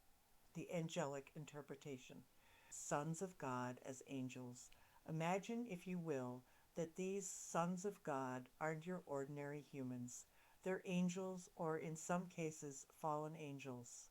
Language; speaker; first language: English; native; English